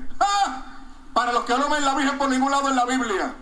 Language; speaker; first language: Spanish; native; Spanish